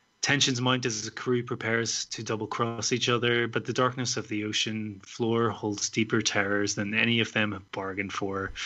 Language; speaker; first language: English; native; English